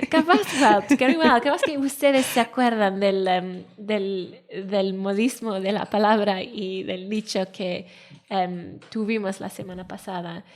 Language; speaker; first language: Spanish; non-native, learner; Welsh